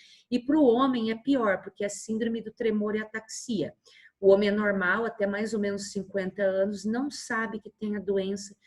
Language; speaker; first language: Portuguese; native; Portuguese